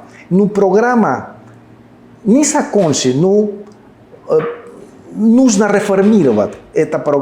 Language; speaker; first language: Russian; non-native, learner; Spanish